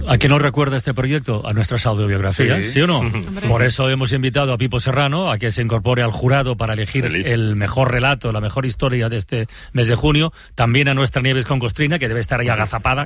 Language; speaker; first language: Spanish; native; Spanish